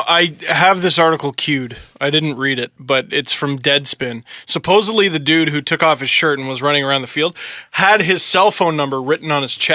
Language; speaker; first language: English; native; English